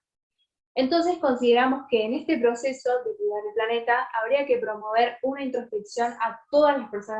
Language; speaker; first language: Spanish; native; Spanish